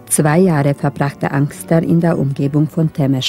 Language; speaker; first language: German; native; German